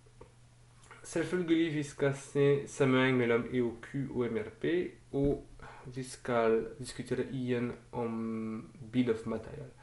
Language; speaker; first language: Norwegian; non-native, fluent; French